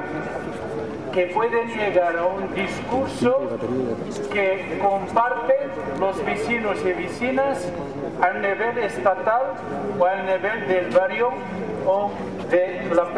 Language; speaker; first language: Spanish; non-native, fluent; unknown